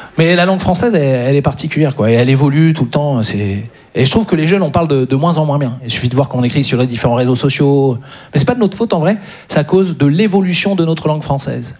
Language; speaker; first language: French; native; French